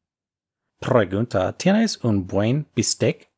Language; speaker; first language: Spanish; non-native, fluent; English